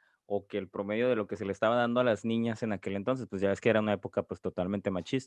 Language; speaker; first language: Spanish; native; Spanish